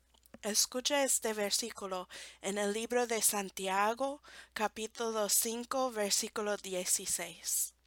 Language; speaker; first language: Spanish; non-native, fluent; English